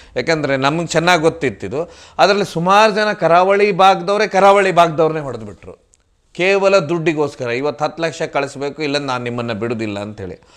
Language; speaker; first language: Kannada; non-native, local second language; Tulu